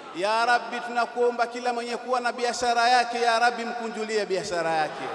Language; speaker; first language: Swahili; native; Swahili